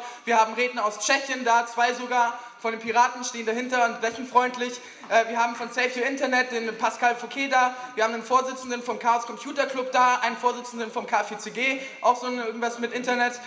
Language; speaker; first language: German; native; German